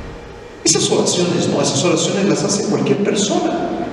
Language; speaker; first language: Spanish; native; Spanish